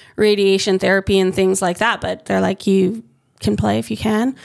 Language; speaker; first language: English; native; English